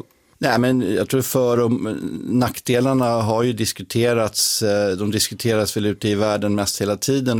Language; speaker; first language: Swedish; native; Swedish